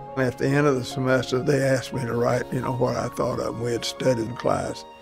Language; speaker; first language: English; native; English